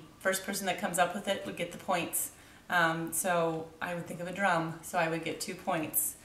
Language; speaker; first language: English; native; English